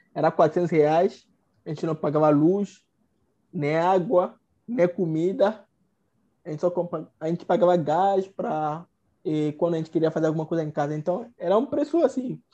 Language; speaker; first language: Portuguese; non-native, fluent; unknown